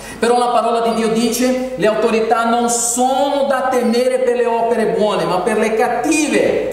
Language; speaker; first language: Italian; non-native, fluent; Portuguese